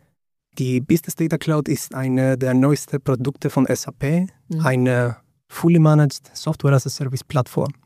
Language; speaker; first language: German; non-native, fluent; Greek